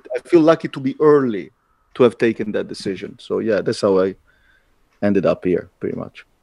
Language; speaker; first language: English; non-native, fluent; Italian